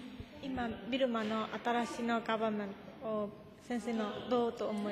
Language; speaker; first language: Japanese; non-native, learner; Burmese